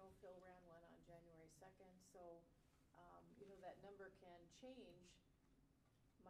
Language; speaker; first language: English; native; English